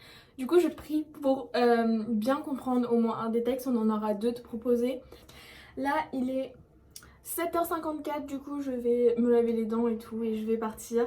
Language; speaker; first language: French; native; French